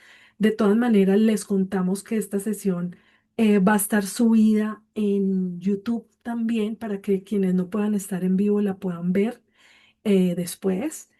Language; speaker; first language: Spanish; native; Spanish